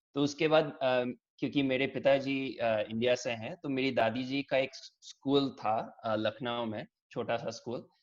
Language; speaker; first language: Hindi; early bilingual, heritage; English